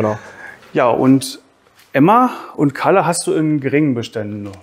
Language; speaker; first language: German; native; German